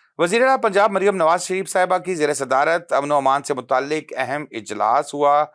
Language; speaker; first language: Urdu; non-native, local second language; Pashto